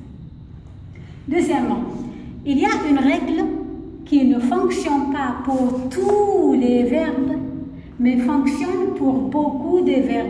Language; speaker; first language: French; non-native, fluent; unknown